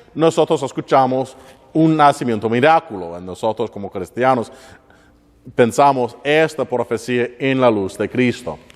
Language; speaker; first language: Spanish; non-native, learner; English